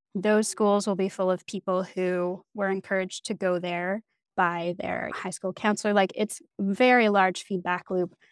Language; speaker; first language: English; native; English